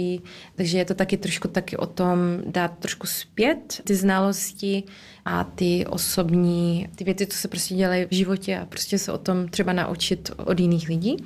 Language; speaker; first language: Czech; early bilingual, heritage; Czech